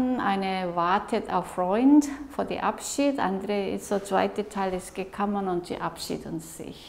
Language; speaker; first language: German; non-native, fluent; Korean